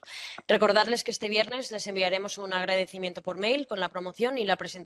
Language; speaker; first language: Spanish; native; Spanish